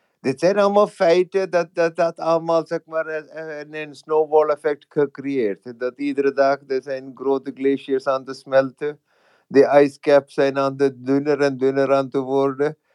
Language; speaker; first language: Dutch; non-native, fluent; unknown